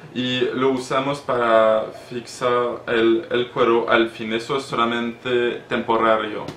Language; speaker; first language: Spanish; non-native, learner; French